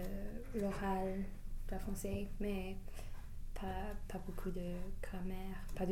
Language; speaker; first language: French; non-native, learner; English